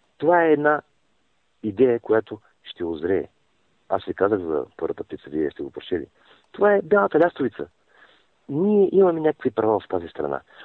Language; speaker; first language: Bulgarian; non-native, local second language; Turkish